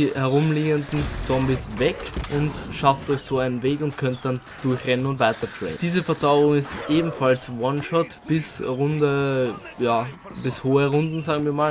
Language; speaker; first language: German; native; German